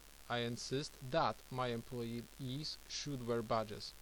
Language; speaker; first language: English; non-native, fluent; Polish